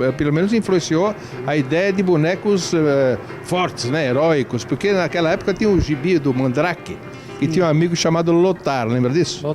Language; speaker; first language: Portuguese; native; Portuguese